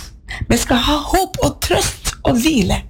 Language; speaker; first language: Norwegian; non-native, fluent; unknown